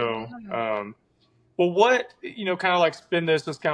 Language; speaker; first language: English; native; English